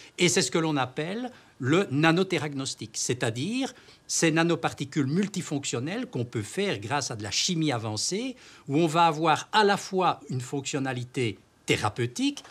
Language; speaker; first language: French; native; French